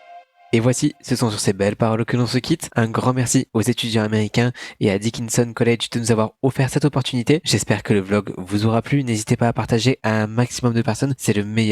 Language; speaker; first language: French; native; French